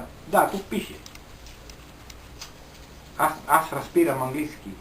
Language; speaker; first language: Bulgarian; non-native, learner; Finnish